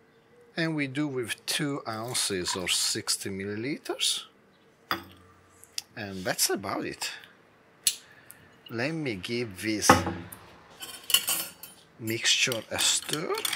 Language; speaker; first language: English; non-native, fluent; Italian